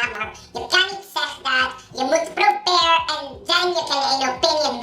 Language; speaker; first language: Dutch; non-native, learner; English